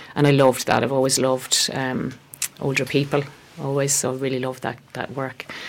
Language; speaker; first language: English; native; English